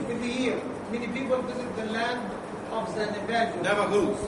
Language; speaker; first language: English; non-native, learner; Arabic